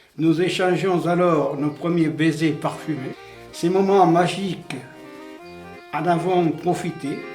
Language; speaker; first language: French; native; French